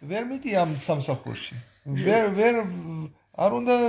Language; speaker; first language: Georgian; non-native, learner; German